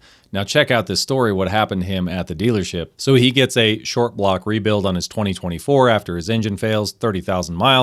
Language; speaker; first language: English; native; English